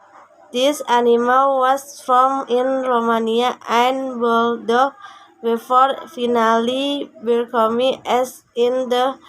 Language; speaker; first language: English; non-native, learner; Indonesian